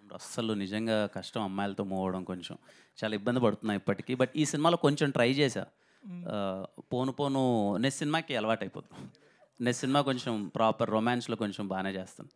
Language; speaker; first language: Telugu; native; Telugu